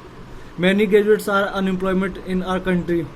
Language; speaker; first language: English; non-native, local second language; Hindi